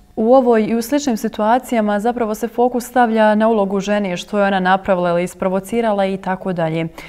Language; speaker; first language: Croatian; native; Croatian